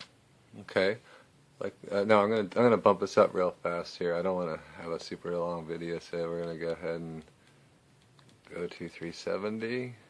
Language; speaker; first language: English; native; English